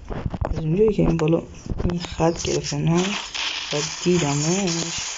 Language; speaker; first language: Persian; native; Persian